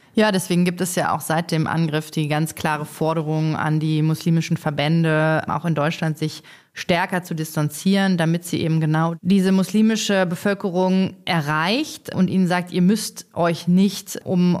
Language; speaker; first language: German; native; German